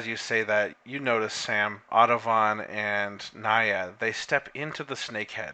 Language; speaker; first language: English; native; English